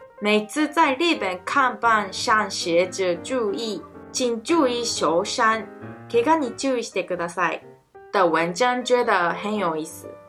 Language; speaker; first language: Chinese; non-native, fluent; Japanese